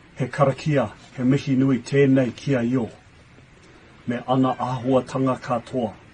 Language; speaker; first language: Māori; non-native, local second language; English